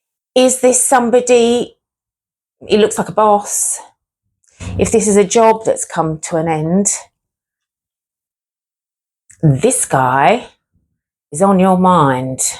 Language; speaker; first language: English; native; English